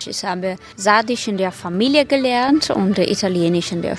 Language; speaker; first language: German; non-native, fluent; Italian